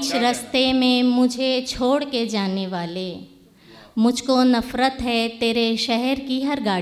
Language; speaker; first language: Hindi; native; Hindi